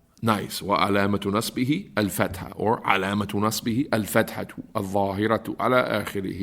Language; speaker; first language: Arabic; non-native, fluent; English